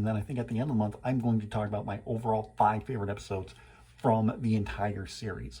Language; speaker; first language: English; native; English